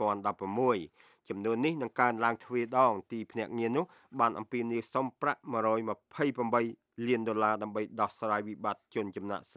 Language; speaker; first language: Khmer; native; Khmer